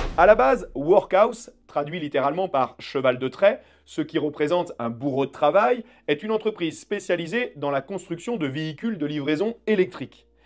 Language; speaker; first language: French; native; French